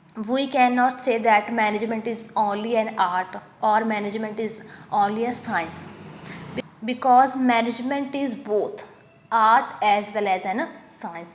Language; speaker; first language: English; non-native, local second language; Punjabi